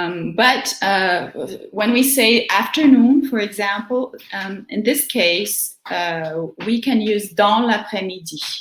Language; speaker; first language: English; non-native, fluent; Portuguese